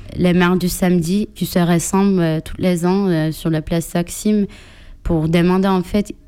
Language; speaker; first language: French; non-native, fluent; Turkish